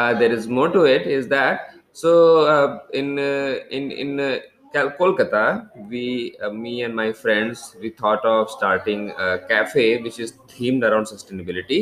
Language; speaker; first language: English; non-native, local second language; Hindi